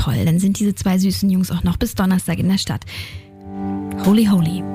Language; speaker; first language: German; native; German